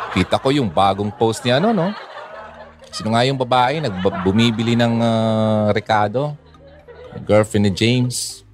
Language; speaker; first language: Filipino; non-native, local second language; Bikol